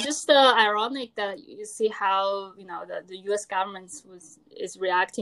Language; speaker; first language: English; non-native, fluent; Chinese